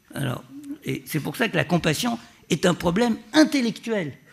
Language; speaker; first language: French; native; French